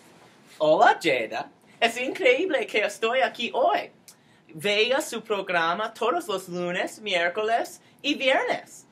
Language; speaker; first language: Spanish; non-native, learner; English